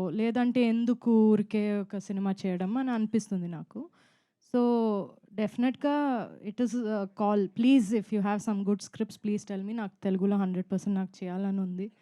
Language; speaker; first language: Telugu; non-native, fluent; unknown